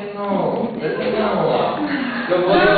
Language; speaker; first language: Italian; non-native, learner; English